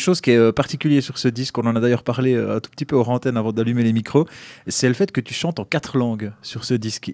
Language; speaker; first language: French; native; French